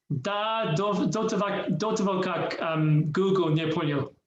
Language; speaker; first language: Russian; non-native, learner; English